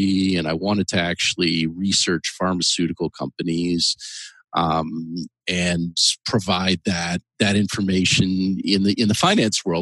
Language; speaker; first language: English; native; English